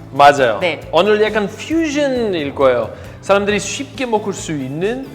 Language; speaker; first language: Korean; non-native, fluent; Greek